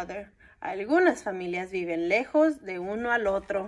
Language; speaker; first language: Spanish; early bilingual, heritage; Spanish